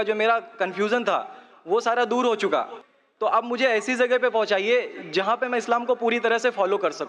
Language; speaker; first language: Hindi; native; Hindi